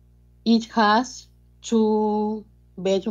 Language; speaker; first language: English; non-native, learner; Spanish